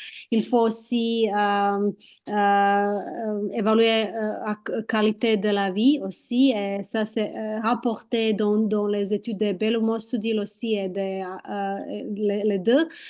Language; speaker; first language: French; non-native, fluent; Croatian